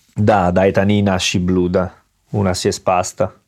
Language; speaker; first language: Russian; non-native, learner; Italian